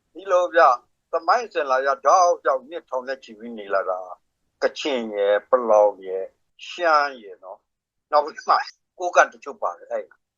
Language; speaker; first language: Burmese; non-native, local second language; S'gaw Karen